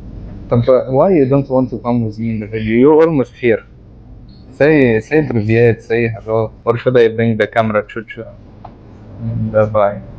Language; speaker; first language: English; non-native, fluent; Arabic